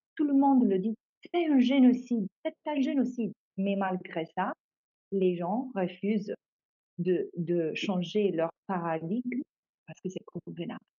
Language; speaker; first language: French; non-native, fluent; Italian